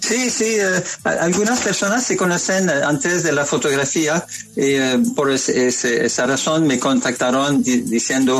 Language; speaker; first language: Spanish; non-native, learner; French